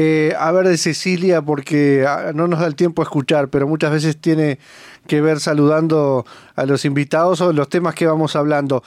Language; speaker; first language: Spanish; native; Spanish